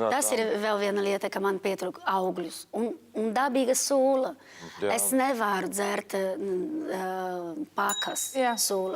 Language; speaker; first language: Latvian; non-native, learner; Portuguese